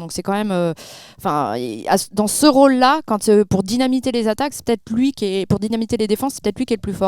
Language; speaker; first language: French; native; French